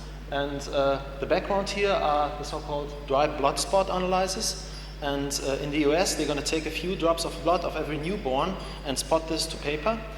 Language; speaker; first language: English; non-native, fluent; German